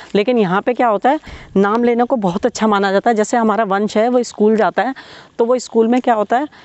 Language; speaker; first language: Hindi; native; Hindi